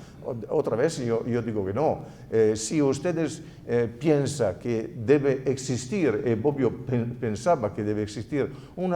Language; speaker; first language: Spanish; non-native, fluent; Italian